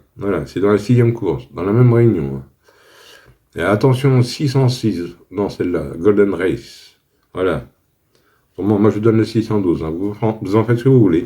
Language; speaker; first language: French; native; French